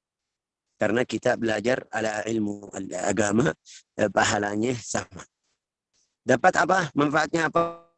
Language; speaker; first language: Indonesian; non-native, learner; Arabic